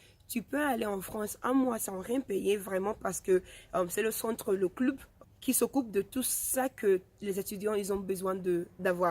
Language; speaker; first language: French; non-native, fluent; Spanish